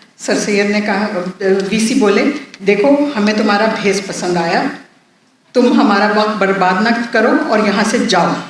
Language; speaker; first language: Urdu; native; Urdu